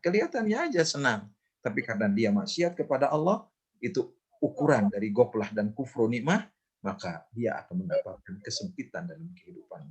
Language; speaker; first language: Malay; non-native, local second language; Sundanese